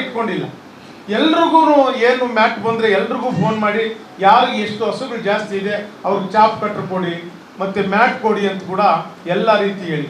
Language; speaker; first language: Kannada; native; Kannada